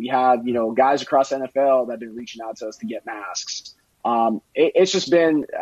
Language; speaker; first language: English; native; English